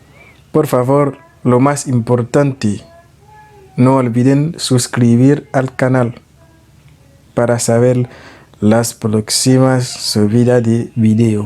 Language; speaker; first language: Spanish; non-native, learner; Haitian Creole